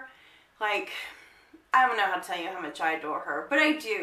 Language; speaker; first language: English; native; English